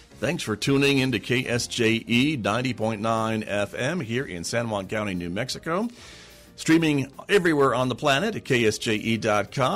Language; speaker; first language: English; native; English